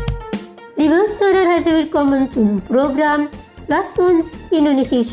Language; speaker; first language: German; non-native, learner; Indonesian